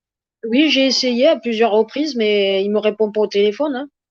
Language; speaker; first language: French; native; French